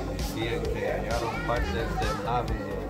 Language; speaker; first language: Spanish; non-native, learner; English